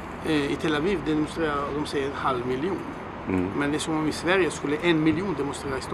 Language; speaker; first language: Swedish; non-native, fluent; Hebrew